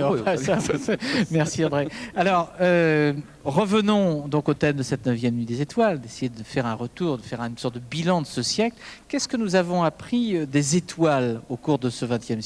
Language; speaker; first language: French; native; French